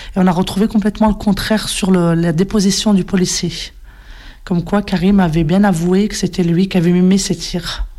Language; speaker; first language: French; native; French